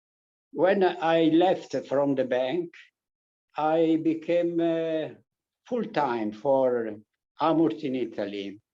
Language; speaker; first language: English; non-native, learner; Italian